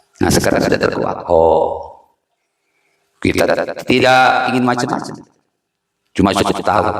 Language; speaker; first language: Indonesian; non-native, local second language; Sundanese